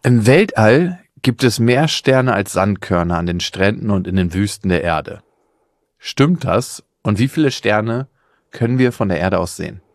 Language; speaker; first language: German; native; German